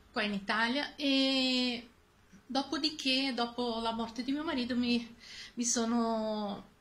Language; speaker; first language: Italian; non-native, fluent; Portuguese